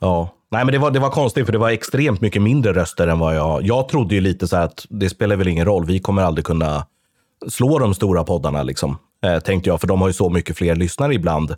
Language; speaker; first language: Swedish; native; Swedish